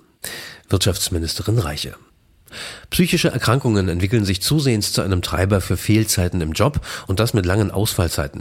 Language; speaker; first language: German; native; German